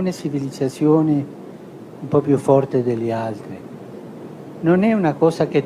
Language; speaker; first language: Italian; non-native, fluent; Spanish